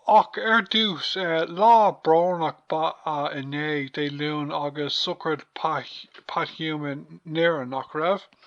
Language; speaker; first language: Irish; non-native, local second language; English